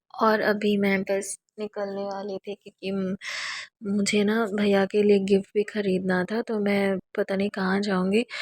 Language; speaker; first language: Hindi; non-native, local second language; Bangla